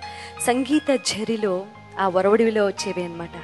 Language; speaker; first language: Telugu; native; Telugu